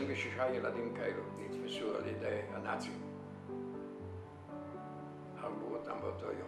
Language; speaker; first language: Hebrew; non-native, fluent; Yiddish